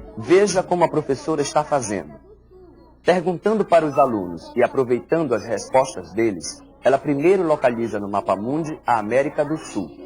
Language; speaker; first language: Portuguese; native; Portuguese